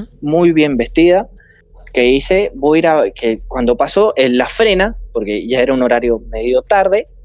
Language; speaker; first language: Spanish; native; Spanish